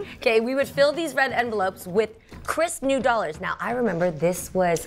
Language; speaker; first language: English; early bilingual, other home language; Vietnamese